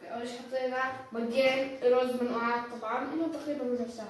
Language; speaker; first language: Arabic; native; Arabic